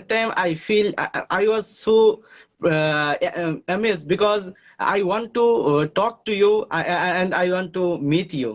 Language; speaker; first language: English; non-native, learner; Bangla